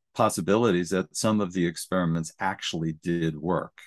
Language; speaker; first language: English; native; English